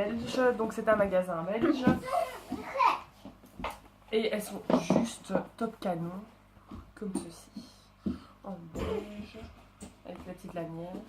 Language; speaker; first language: French; native; French